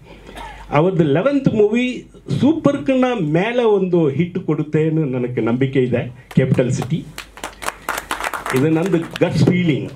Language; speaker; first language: Kannada; non-native, learner; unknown